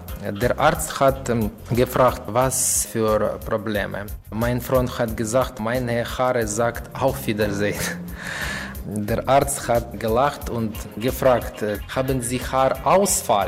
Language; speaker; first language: German; non-native, learner; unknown